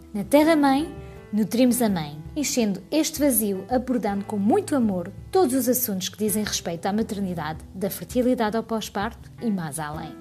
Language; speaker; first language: Portuguese; early bilingual, heritage; Portuguese